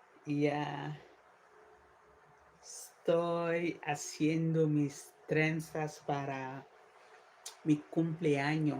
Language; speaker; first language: Spanish; non-native, fluent; English